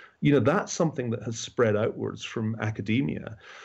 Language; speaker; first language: English; native; English